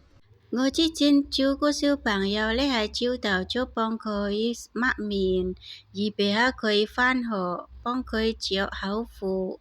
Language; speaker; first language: Cantonese; non-native, learner; Indonesian